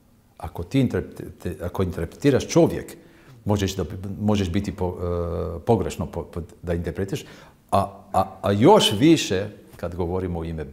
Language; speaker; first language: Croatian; non-native, fluent; Hebrew